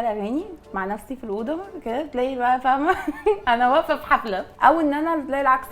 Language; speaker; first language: Arabic; native; Arabic